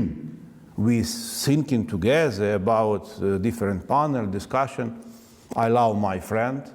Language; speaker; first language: English; non-native, learner; Ukrainian